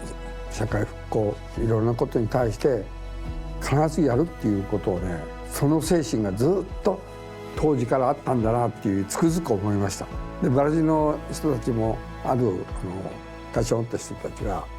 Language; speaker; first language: Japanese; native; Japanese